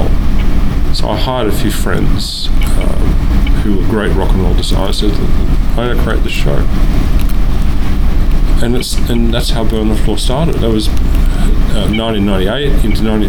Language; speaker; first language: English; native; English